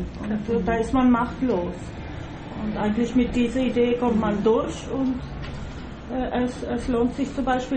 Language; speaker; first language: German; non-native, fluent; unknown